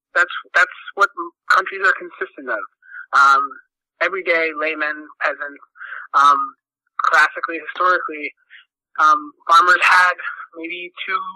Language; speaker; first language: English; native; English